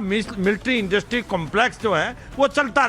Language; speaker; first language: Hindi; native; Hindi